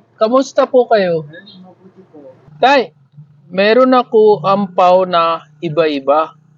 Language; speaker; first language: Filipino; non-native, learner; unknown